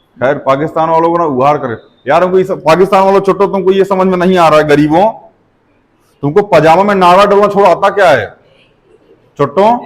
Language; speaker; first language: Hindi; native; Hindi